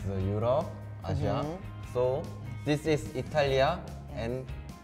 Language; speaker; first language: English; non-native, learner; Korean